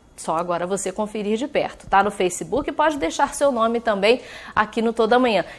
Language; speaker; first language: Portuguese; native; Portuguese